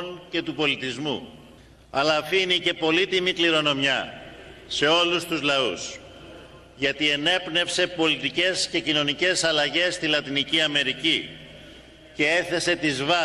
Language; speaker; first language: Greek; native; Greek